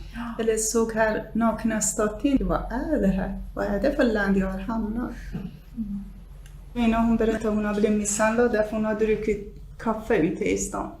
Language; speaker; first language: Swedish; non-native, fluent; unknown